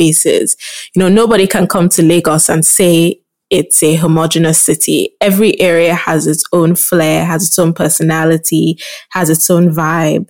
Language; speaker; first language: English; non-native, local second language; Yoruba